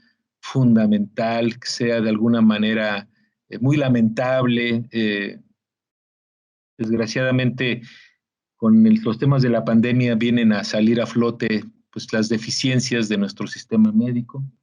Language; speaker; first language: Spanish; native; Spanish